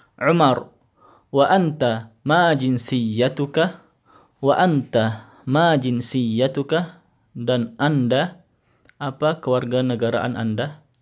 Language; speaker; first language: Indonesian; native; Indonesian